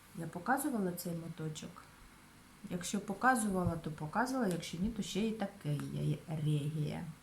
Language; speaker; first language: Ukrainian; non-native, local second language; Russian